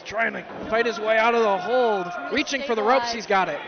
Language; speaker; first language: English; native; English